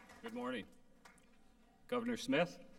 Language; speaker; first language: English; native; English